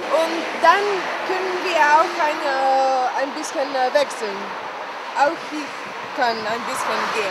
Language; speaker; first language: German; non-native, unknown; Slovenian